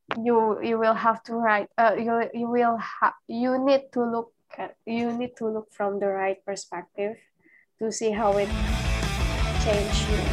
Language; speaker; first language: English; non-native, fluent; Indonesian